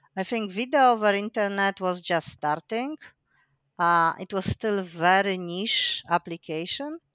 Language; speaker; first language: English; non-native, fluent; Polish